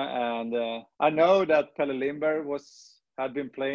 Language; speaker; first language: English; non-native, fluent; Swedish